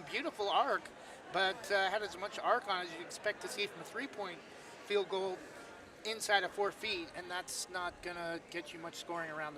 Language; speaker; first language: English; native; English